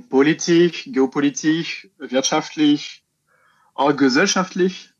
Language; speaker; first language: German; non-native, learner; French